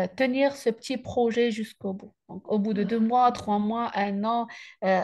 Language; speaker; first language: French; native; French